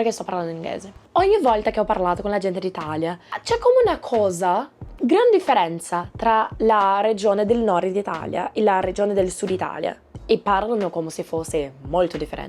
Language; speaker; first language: Italian; non-native, learner; Portuguese